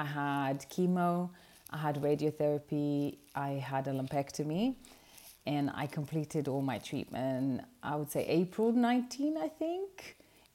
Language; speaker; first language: English; non-native, fluent; Portuguese